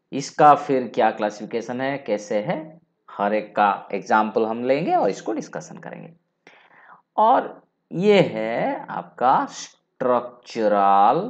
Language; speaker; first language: Hindi; non-native, local second language; Bangla